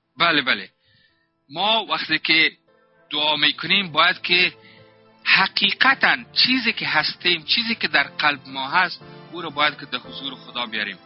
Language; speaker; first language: Persian; native; Persian